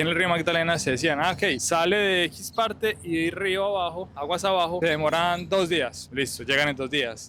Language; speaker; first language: Spanish; native; Spanish